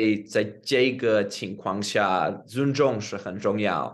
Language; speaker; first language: Chinese; non-native, fluent; English